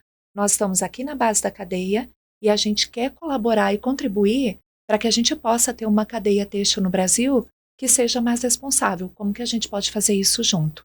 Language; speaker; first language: Portuguese; native; Portuguese